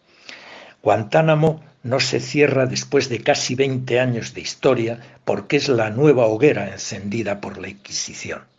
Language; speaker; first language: Spanish; native; Spanish